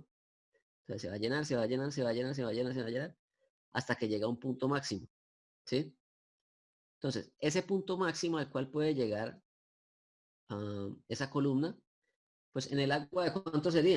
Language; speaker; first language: Spanish; native; Spanish